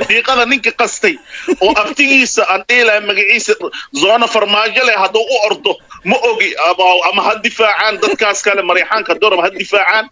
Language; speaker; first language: Somali; non-native, local second language; Maay